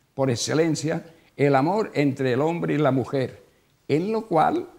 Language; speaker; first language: Spanish; non-native, local second language; Catalan